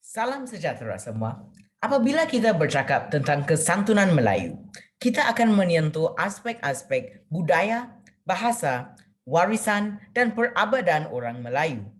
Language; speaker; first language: Malay; non-native, local second language; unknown